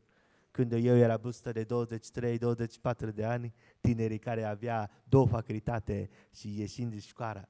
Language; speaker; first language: Romanian; non-native, learner; Japanese